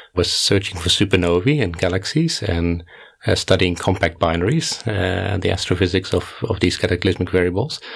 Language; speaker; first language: English; non-native, fluent; Dutch